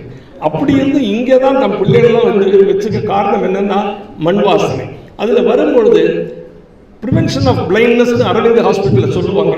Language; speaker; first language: Tamil; native; Tamil